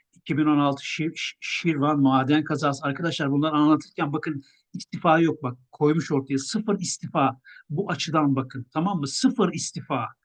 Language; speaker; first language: Turkish; native; Turkish